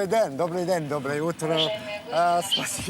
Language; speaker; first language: Russian; non-native, learner; English